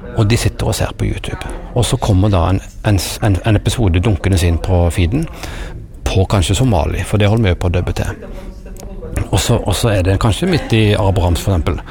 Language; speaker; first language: Norwegian; native; Norwegian